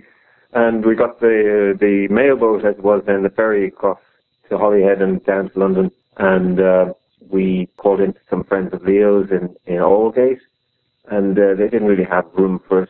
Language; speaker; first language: English; native; English